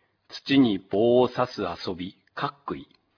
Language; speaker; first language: Japanese; native; Japanese